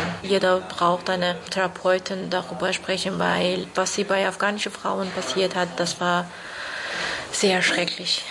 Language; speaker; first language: German; non-native, learner; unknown